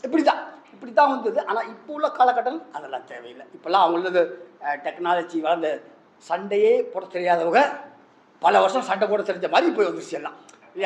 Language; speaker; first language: Tamil; native; Tamil